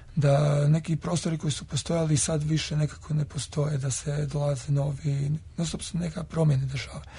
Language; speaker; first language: Croatian; native; Croatian